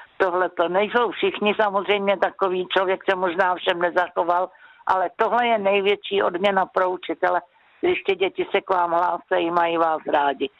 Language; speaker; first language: Czech; native; Czech